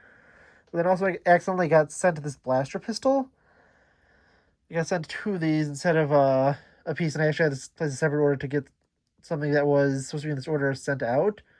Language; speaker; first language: English; native; English